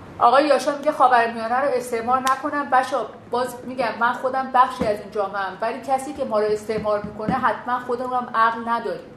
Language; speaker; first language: Persian; non-native, local second language; Southern Kurdish